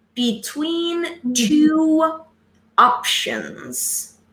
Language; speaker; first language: English; native; English